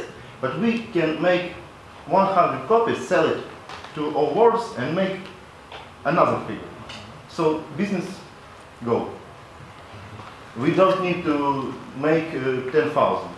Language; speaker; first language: English; non-native, local second language; Latvian